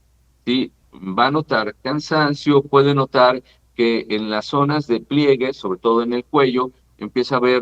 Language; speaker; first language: Spanish; native; Spanish